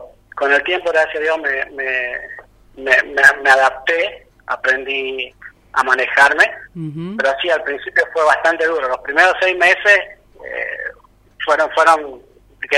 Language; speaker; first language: Spanish; native; Spanish